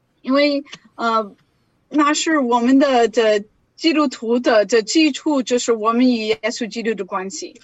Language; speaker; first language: Chinese; non-native, learner; English